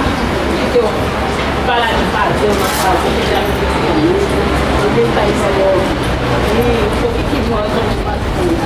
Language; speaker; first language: Portuguese; non-native, learner; Haitian Creole